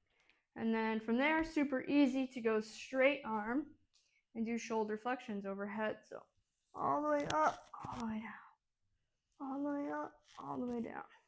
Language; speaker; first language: English; native; English